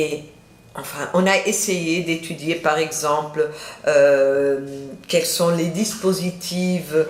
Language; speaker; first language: French; non-native, fluent; Portuguese